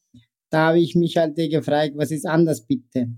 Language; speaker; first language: German; non-native, fluent; Persian